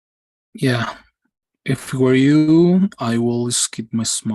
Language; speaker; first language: English; non-native, learner; Spanish